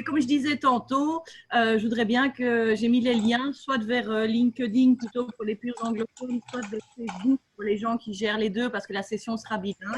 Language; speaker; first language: French; native; French